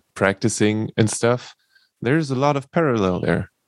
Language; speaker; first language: English; non-native, fluent; German